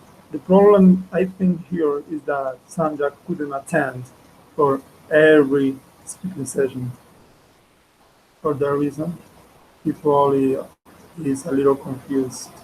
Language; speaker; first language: English; non-native, fluent; Spanish